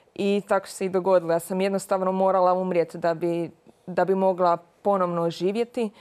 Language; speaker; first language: Croatian; native; Croatian